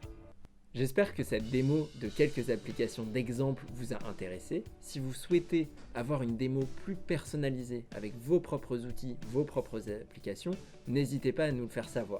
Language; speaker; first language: French; native; French